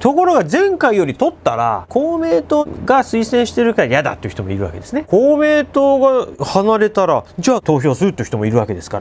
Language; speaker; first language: Japanese; native; Japanese